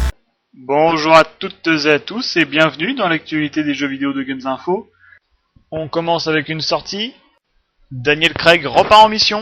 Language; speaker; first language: French; native; French